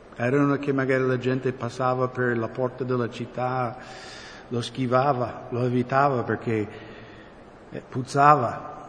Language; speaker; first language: Italian; non-native, fluent; English